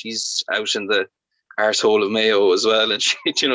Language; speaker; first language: English; native; English